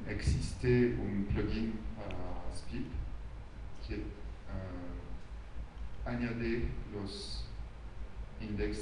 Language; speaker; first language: Spanish; non-native, fluent; French